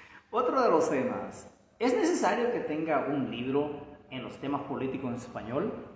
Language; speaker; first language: Spanish; native; Spanish